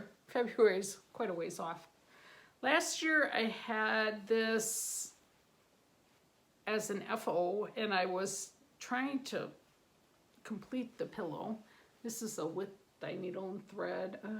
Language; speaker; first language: English; native; English